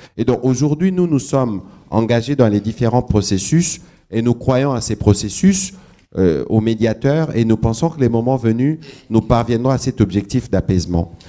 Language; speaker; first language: French; non-native, local second language; Lingala